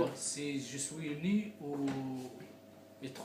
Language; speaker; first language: French; non-native, learner; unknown